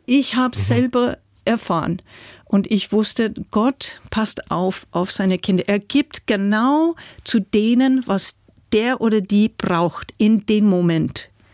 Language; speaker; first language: German; non-native, fluent; English